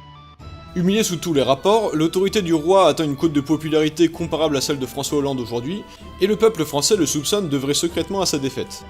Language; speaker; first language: French; native; French